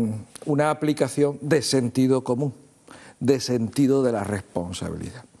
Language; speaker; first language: Spanish; native; Spanish